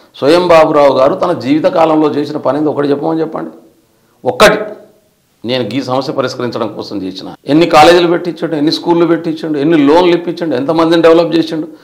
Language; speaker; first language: Telugu; native; Telugu